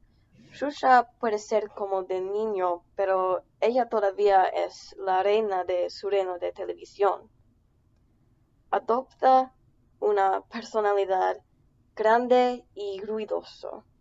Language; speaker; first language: Spanish; non-native, learner; English